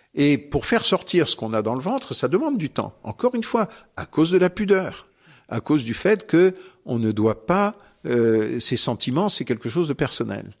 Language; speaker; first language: French; native; French